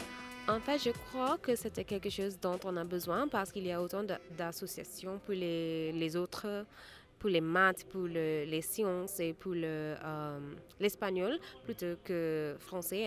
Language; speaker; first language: French; non-native, fluent; English